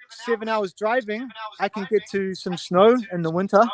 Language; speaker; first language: English; native; English